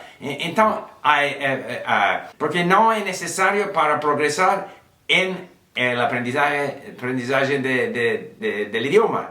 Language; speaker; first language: Portuguese; non-native, learner; English